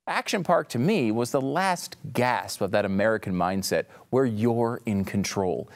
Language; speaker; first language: English; native; English